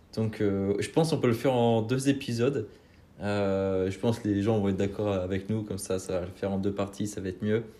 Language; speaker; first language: French; native; French